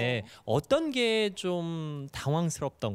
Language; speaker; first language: Korean; native; Korean